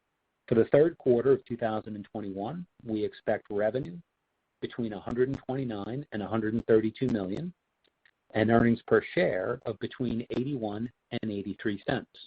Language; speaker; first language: English; native; English